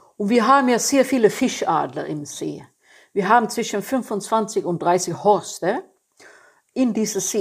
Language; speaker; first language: German; non-native, fluent; Swedish